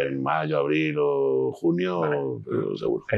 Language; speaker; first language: Spanish; native; Spanish